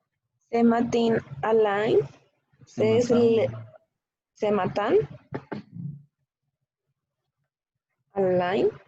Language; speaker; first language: French; non-native, learner; Spanish